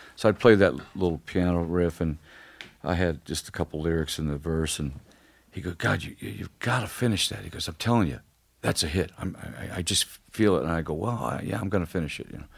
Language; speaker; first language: English; native; English